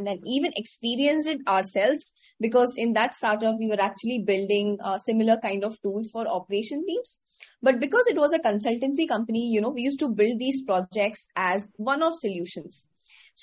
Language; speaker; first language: English; non-native, local second language; Hindi